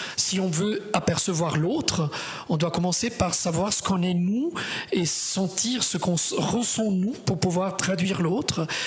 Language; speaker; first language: French; non-native, fluent; Italian